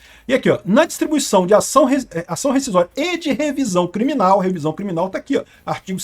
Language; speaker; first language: Portuguese; native; Portuguese